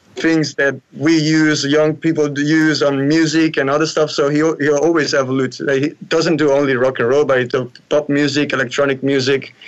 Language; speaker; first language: English; non-native, fluent; Italian